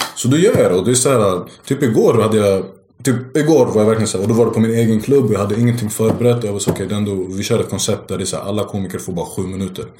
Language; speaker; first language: Swedish; early bilingual, other home language; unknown